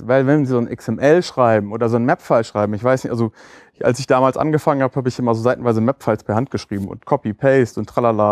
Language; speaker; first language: German; native; German